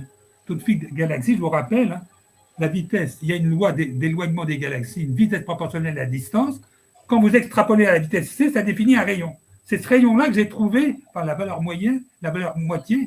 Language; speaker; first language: French; native; French